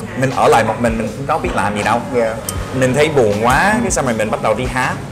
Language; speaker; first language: Vietnamese; non-native, fluent; English